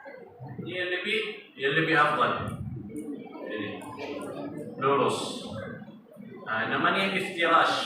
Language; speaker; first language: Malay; non-native, fluent; Arabic